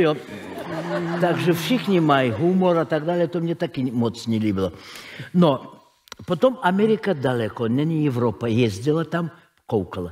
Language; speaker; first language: Czech; non-native, fluent; Russian